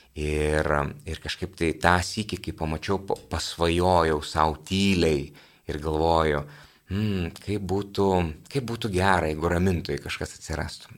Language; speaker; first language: Lithuanian; native; Lithuanian